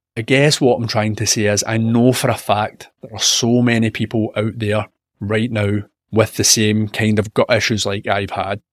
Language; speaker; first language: English; native; English